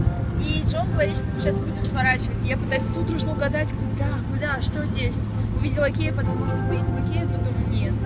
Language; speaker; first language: Russian; native; Russian